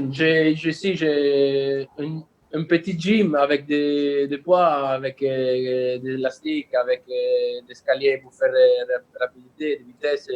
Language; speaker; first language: French; non-native, learner; Italian